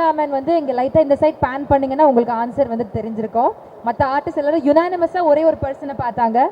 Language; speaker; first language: Tamil; native; Tamil